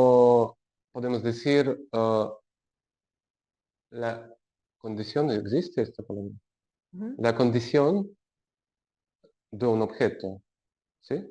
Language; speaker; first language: Spanish; non-native, learner; Russian